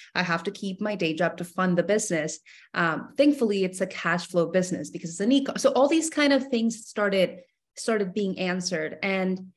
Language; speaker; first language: English; non-native, fluent; Spanish